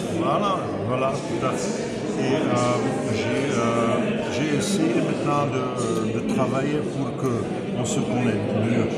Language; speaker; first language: French; non-native, fluent; Czech